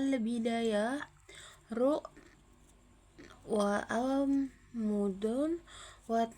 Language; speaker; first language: Arabic; non-native, learner; Indonesian